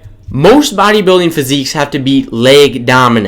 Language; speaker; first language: English; native; English